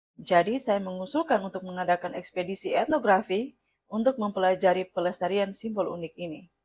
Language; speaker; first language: Indonesian; non-native, fluent; Russian